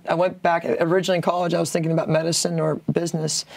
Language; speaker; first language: English; native; English